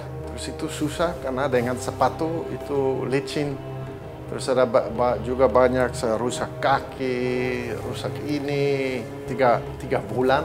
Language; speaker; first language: Indonesian; non-native, learner; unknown